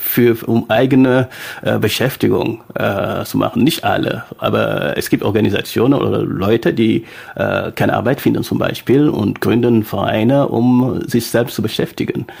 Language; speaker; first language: German; non-native, fluent; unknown